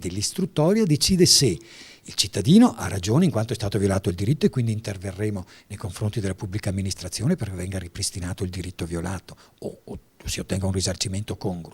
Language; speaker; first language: Italian; native; Italian